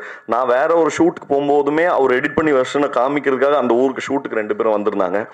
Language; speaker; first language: Tamil; native; Tamil